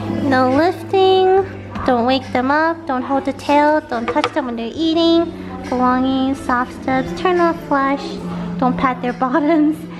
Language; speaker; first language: English; early bilingual, other home language; Korean